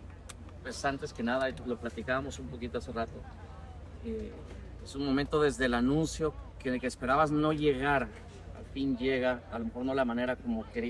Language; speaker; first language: Spanish; native; Spanish